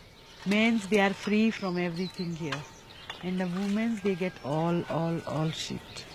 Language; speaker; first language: English; non-native, local second language; Hindi